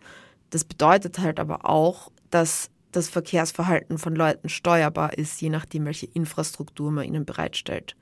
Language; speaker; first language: German; native; German